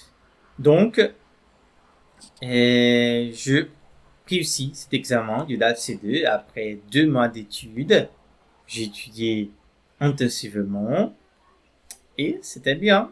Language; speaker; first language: French; non-native, fluent; Portuguese